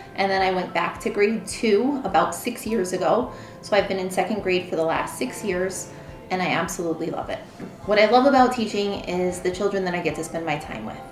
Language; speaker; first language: English; native; English